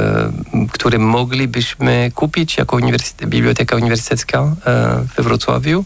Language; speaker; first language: Polish; non-native, fluent; French